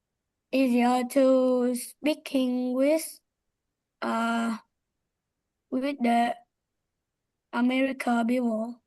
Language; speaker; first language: English; non-native, learner; Vietnamese